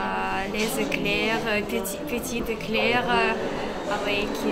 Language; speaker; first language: French; non-native, learner; Russian